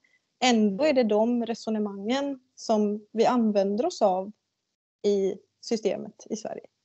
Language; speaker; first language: Swedish; native; Swedish